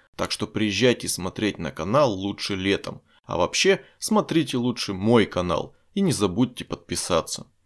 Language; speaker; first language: Russian; native; Russian